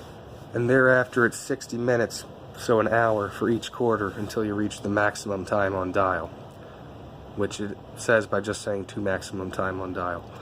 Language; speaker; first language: English; native; English